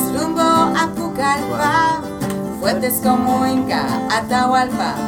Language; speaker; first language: Spanish; non-native, learner; French